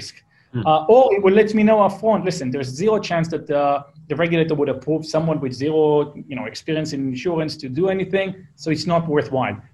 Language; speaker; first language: English; non-native, fluent; Hebrew